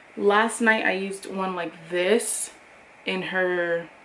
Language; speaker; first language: English; native; English